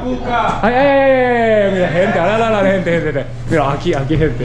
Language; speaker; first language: Spanish; non-native, learner; Japanese